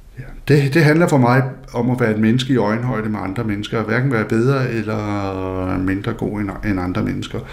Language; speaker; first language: Danish; non-native, local second language; Faroese